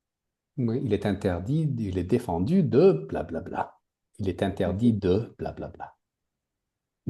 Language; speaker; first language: French; native; French